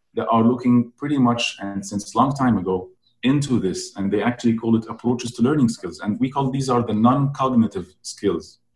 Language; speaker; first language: English; non-native, fluent; Arabic